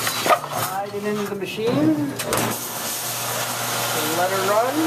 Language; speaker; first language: English; native; English